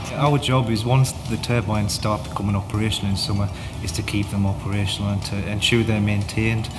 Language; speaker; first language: English; native; English